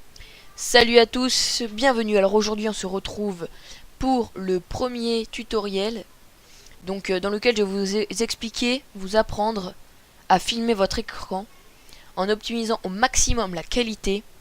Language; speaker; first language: French; native; French